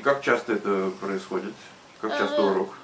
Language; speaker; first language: Russian; native; Russian